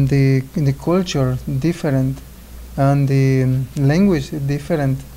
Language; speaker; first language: English; non-native, learner; Spanish